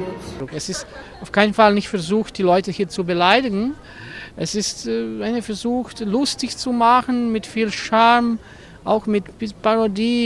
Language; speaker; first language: German; non-native, learner; Croatian